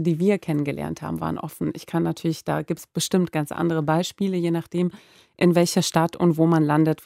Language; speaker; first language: German; non-native, fluent; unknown